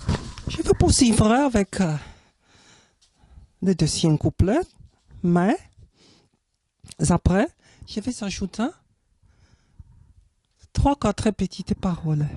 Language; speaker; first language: French; non-native, learner; German